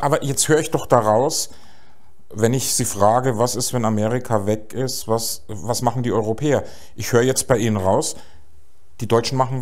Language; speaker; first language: German; native; German